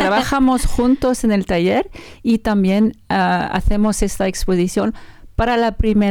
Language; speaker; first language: Spanish; non-native, learner; French